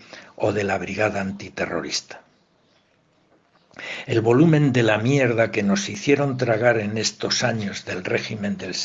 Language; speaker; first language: Spanish; native; Spanish